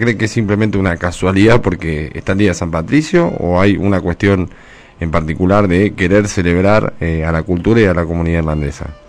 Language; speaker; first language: Spanish; native; Spanish